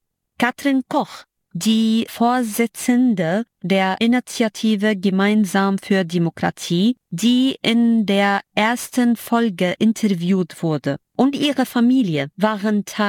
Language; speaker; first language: German; non-native, fluent; Arabic